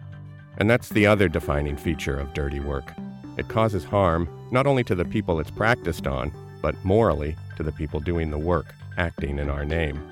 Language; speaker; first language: English; native; English